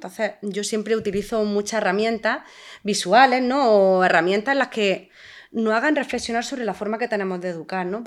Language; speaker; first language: Spanish; native; Spanish